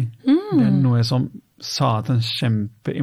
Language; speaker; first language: Norwegian; non-native, fluent; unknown